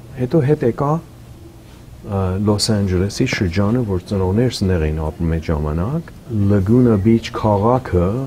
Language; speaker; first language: Armenian; early bilingual, heritage; Armenian